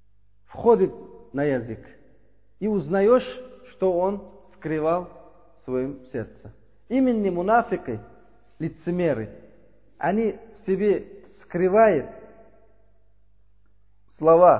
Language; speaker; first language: Russian; non-native, learner; Uzbek